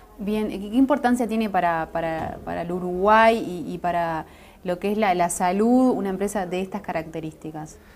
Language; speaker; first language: Spanish; native; Spanish